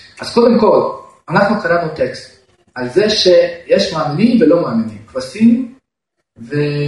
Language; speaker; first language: Hebrew; non-native, fluent; Russian